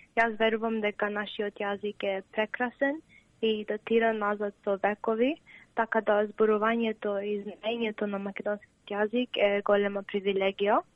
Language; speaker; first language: Macedonian; early bilingual, heritage; Macedonian